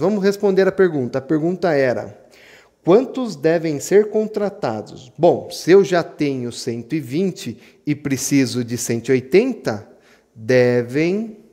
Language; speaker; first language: Portuguese; native; Portuguese